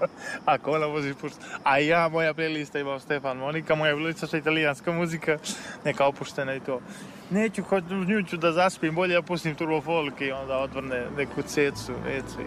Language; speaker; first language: Serbian; native; Serbian